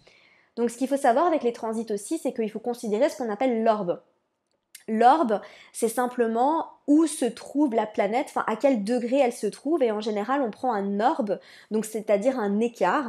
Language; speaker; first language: French; native; French